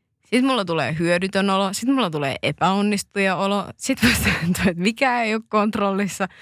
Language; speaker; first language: Finnish; native; Finnish